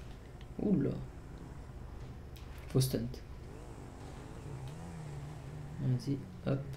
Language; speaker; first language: French; native; French